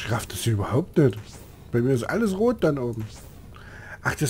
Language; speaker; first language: German; native; German